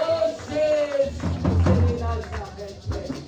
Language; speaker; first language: French; non-native, local second language; Lingala